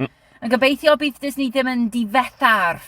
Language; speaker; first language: Welsh; non-native, learner; English